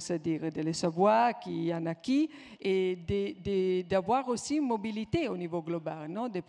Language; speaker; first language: French; non-native, fluent; Italian